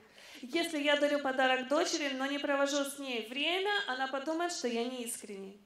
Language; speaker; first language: Russian; native; Russian